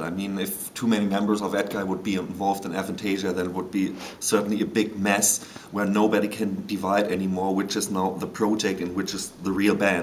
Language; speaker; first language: English; non-native, fluent; German